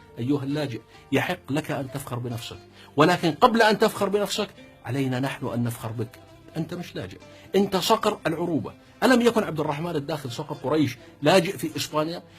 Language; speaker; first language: Arabic; native; Arabic